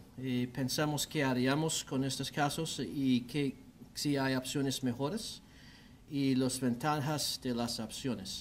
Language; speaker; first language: Spanish; non-native, learner; English